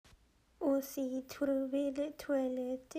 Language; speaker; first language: French; non-native, learner; English